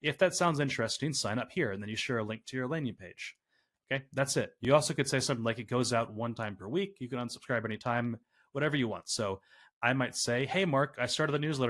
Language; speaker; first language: English; native; English